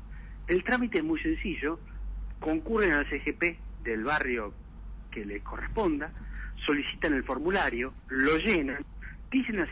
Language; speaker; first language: Spanish; native; Spanish